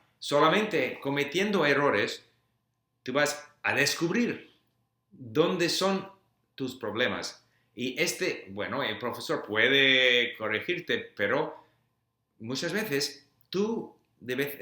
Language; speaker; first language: Spanish; non-native, fluent; English